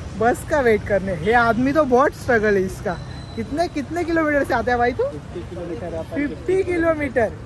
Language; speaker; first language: Hindi; non-native, local second language; Marathi